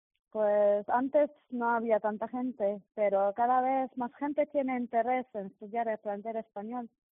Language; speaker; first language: Spanish; non-native, fluent; Arabic